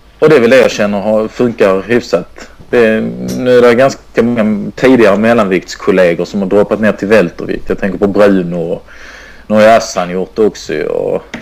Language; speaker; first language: Swedish; native; Swedish